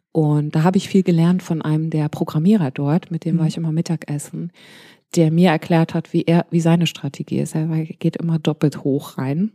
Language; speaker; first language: German; early bilingual, heritage; German